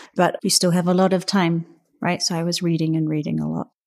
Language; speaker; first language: English; native; English